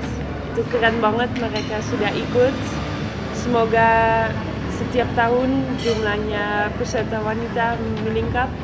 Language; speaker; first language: Indonesian; non-native, fluent; Dutch